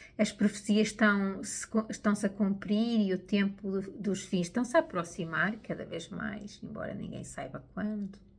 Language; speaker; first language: Portuguese; native; Portuguese